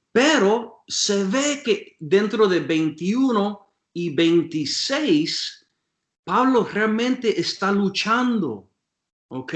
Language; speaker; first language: Spanish; non-native, fluent; English